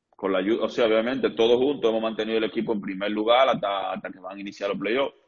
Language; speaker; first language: Spanish; native; Spanish